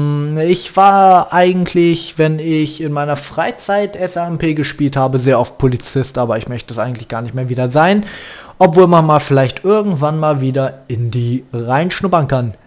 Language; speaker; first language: German; native; German